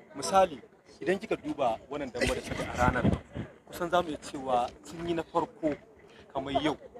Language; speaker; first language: Hausa; native; Hausa